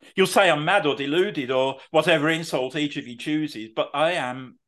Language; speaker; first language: English; native; English